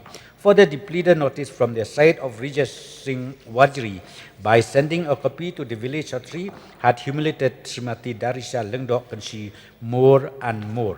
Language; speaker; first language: English; non-native, local second language; Khasi